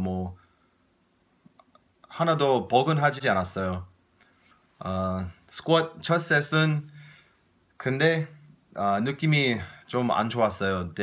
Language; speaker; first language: Korean; non-native, fluent; English